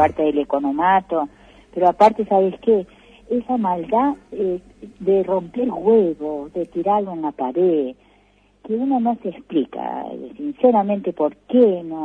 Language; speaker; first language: Spanish; native; Spanish